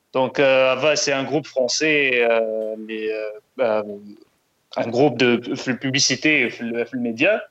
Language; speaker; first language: French; non-native, local second language; Arabic